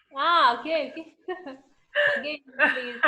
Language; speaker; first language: English; non-native, learner; Russian